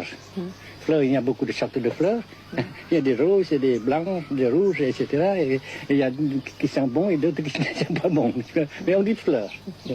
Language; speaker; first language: French; non-native, fluent; Vietnamese